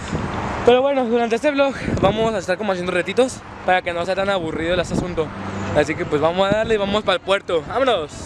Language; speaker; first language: Spanish; native; Spanish